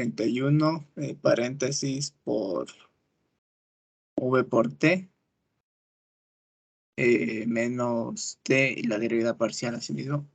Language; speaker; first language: Spanish; native; Spanish